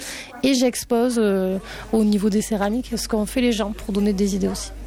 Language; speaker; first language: French; native; French